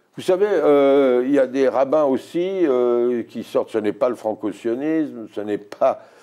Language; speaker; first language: French; native; French